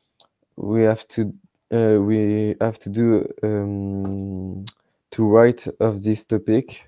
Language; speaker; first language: English; non-native, learner; French